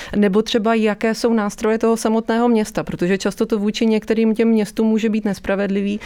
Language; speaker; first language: Czech; native; Czech